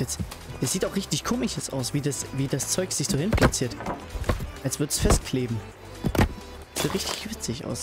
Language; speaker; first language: German; native; German